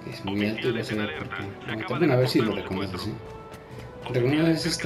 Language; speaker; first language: Spanish; native; Spanish